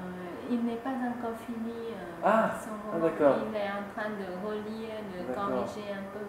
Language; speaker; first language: French; non-native, fluent; Vietnamese